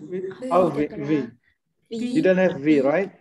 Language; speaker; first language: English; non-native, learner; Indonesian